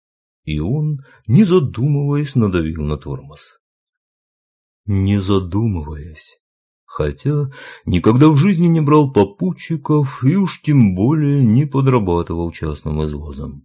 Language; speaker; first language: Russian; native; Russian